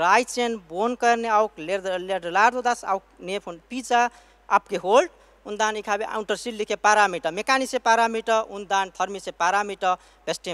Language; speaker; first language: German; non-native, learner; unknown